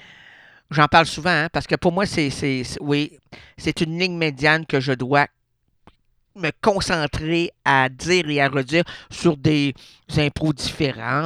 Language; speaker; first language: French; native; French